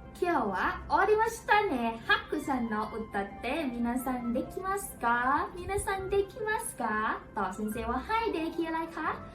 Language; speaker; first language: Japanese; non-native, learner; Thai